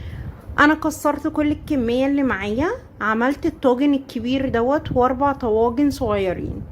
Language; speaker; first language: Arabic; native; Arabic